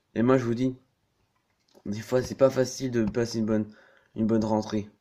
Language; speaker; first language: French; native; French